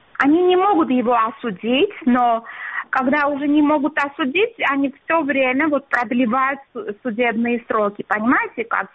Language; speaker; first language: Russian; non-native, local second language; Armenian